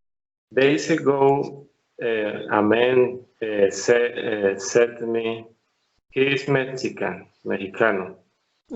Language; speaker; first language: English; non-native, learner; Spanish